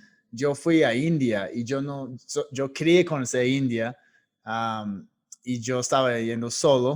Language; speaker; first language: Spanish; non-native, fluent; English